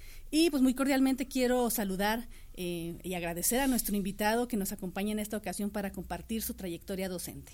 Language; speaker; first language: Spanish; native; Spanish